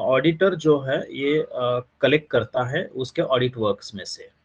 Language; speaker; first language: Hindi; non-native, local second language; Marathi